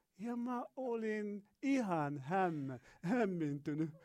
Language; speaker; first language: Finnish; non-native, learner; Arabic